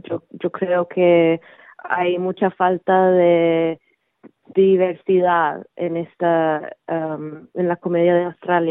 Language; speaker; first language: Spanish; early bilingual, heritage; Spanish